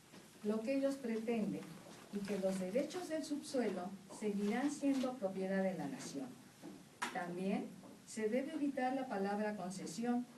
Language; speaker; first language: Spanish; native; Spanish